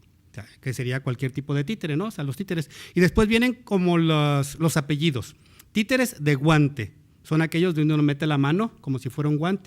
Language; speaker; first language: Spanish; native; Spanish